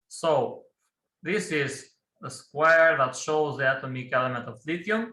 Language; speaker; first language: English; non-native, fluent; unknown